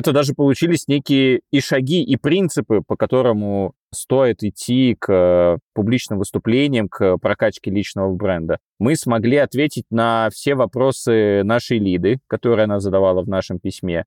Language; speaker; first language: Russian; native; Russian